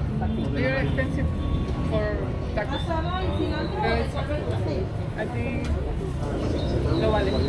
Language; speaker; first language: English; non-native, learner; Spanish